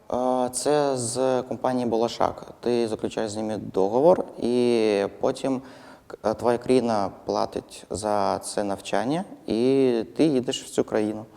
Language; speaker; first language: Ukrainian; non-native, fluent; Russian